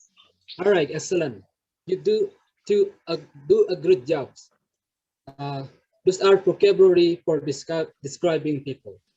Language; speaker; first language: English; non-native, learner; Indonesian